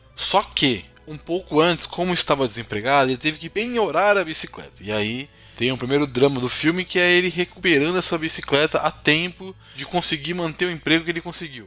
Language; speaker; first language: Portuguese; native; Portuguese